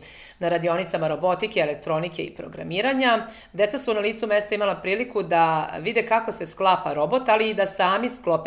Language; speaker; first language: Bosnian; native; Bosnian